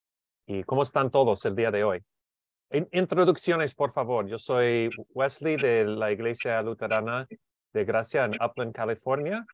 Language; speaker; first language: Spanish; non-native, learner; English